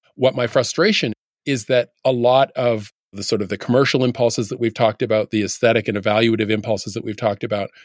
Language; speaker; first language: English; native; English